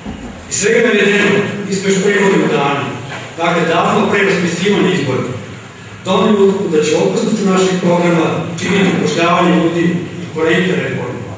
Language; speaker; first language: Serbian; native; Serbian